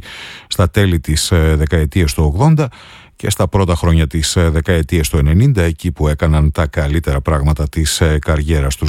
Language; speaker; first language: Greek; native; Greek